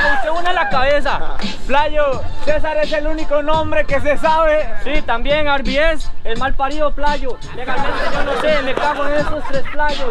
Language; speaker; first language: Spanish; native; Spanish